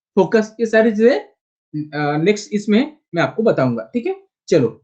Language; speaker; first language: Hindi; non-native, local second language; Marathi